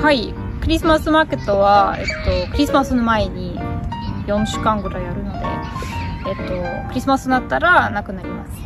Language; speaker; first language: Japanese; non-native, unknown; Russian